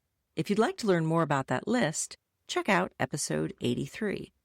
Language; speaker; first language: English; native; English